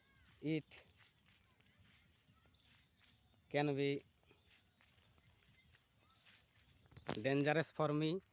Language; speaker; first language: English; non-native, learner; Bangla